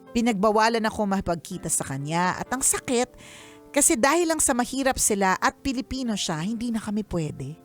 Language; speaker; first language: Filipino; native; Filipino